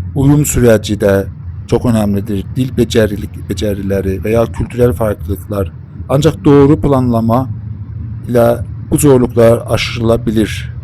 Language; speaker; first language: Turkish; non-native, fluent; Persian